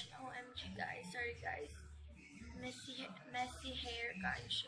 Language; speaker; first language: English; non-native, local second language; Cebuano